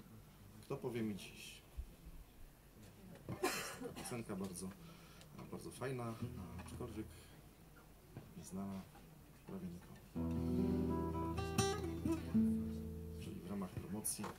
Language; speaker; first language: Polish; native; Polish